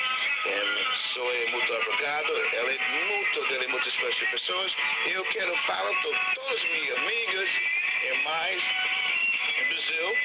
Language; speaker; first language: Portuguese; non-native, learner; English